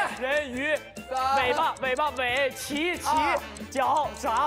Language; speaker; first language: Chinese; native; Chinese